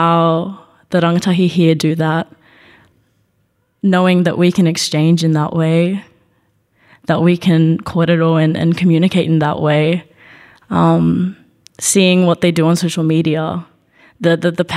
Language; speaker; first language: English; native; English